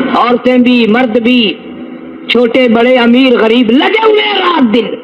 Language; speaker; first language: Urdu; non-native, local second language; Saraiki